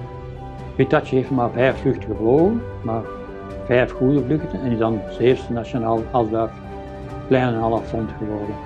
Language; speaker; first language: Dutch; native; Dutch